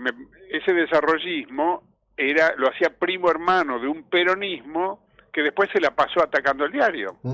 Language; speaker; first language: Spanish; native; Spanish